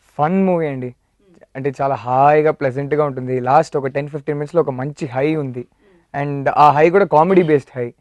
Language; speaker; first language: Telugu; non-native, fluent; Tamil